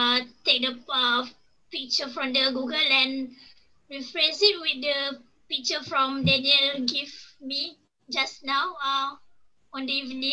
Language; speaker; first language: English; non-native, local second language; Malay